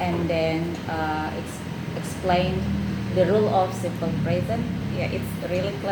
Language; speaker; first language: English; non-native, learner; Indonesian